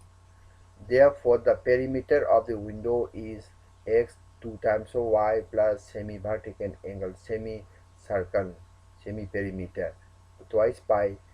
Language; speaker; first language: English; non-native, local second language; Manipuri